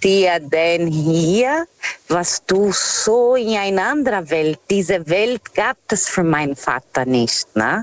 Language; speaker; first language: German; non-native, fluent; Portuguese